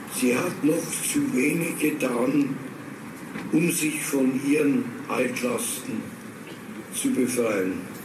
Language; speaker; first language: German; native; German